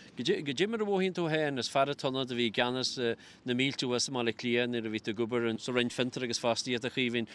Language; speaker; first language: Irish; native; Irish